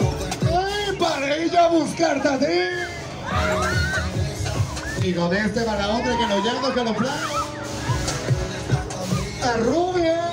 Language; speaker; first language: Spanish; native; Spanish